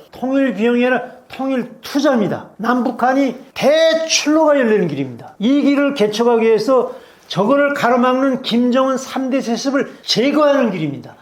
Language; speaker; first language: Korean; native; Korean